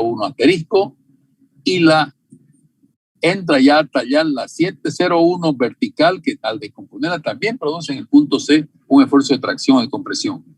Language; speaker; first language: Spanish; native; Spanish